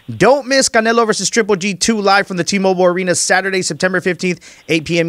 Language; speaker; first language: English; early bilingual, other home language; Spanish